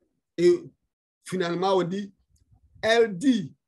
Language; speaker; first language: French; non-native, fluent; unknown